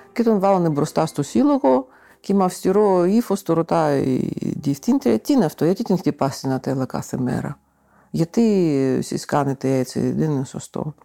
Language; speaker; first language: Greek; non-native, fluent; Russian